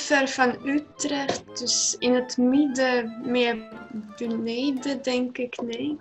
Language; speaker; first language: Dutch; non-native, fluent; Russian